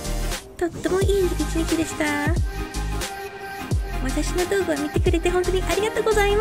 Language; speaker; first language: Japanese; non-native, fluent; English